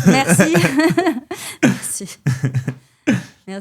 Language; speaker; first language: French; native; French